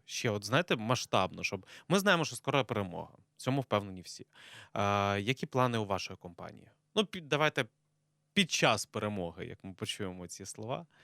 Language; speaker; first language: Ukrainian; native; Ukrainian